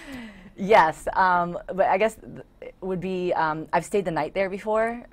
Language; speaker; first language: English; native; English